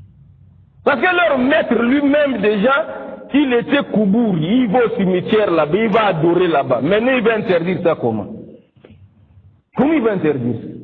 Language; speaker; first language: French; non-native, local second language; Lingala